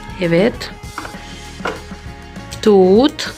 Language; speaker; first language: Turkish; non-native, learner; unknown